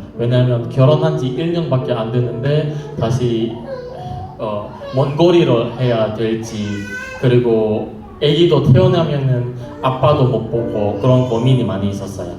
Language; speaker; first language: Korean; non-native, fluent; Indonesian